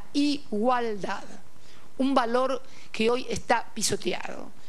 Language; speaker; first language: Spanish; native; Spanish